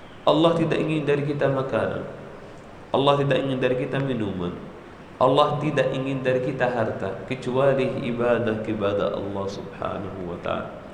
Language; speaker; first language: Indonesian; non-native, learner; Arabic